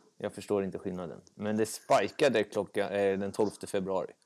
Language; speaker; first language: Swedish; native; Swedish